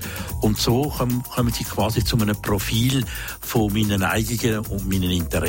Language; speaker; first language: German; native; German